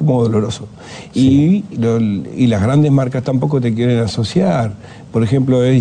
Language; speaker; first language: Spanish; native; Spanish